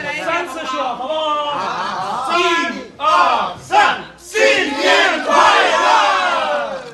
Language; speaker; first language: Chinese; non-native, learner; Urdu